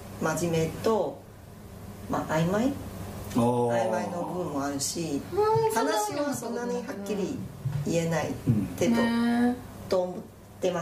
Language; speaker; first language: Japanese; non-native, fluent; Chinese